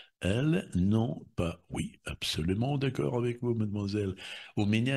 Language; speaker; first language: French; non-native, fluent; Russian